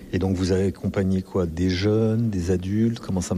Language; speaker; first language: French; native; French